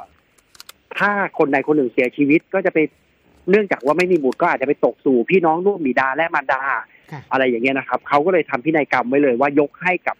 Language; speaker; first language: Thai; native; Thai